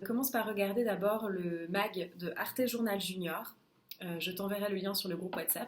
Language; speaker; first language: French; native; French